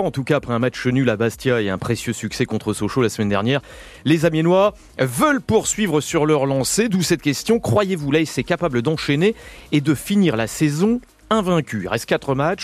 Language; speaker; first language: French; native; French